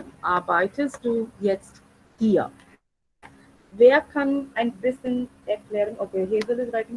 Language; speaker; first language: German; non-native, fluent; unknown